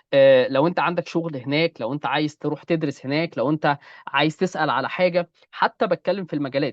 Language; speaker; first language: Arabic; native; Arabic